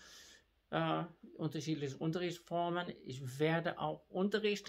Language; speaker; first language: German; non-native, learner; Swedish